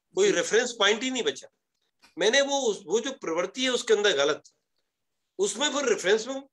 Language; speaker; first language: Hindi; native; Hindi